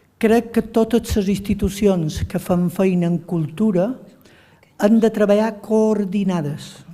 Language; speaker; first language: Catalan; native; Catalan